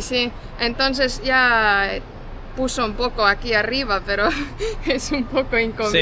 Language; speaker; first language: Spanish; non-native, fluent; Estonian